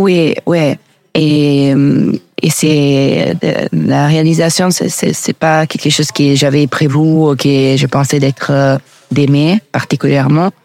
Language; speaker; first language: French; non-native, learner; Italian